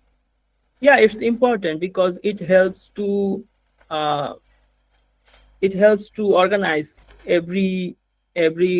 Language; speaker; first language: English; non-native, learner; Bangla